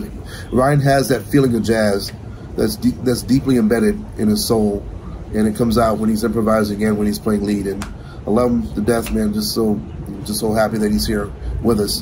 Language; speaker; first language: English; native; English